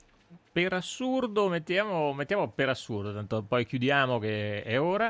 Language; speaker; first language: Italian; native; Italian